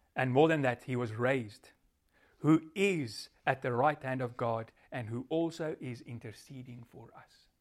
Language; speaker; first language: English; non-native, local second language; Afrikaans